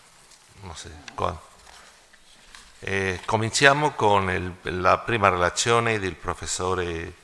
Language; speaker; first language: Italian; non-native, learner; Spanish